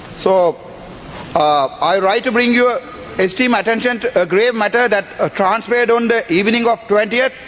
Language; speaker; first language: English; non-native, local second language; Tamil